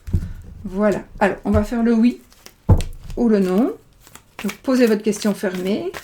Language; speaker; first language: French; native; French